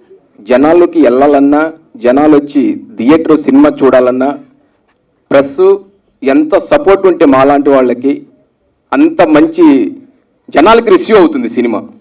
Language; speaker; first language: Telugu; native; Telugu